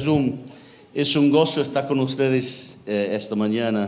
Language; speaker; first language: Spanish; non-native, fluent; English